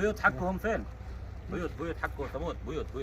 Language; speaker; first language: Arabic; non-native, fluent; Indonesian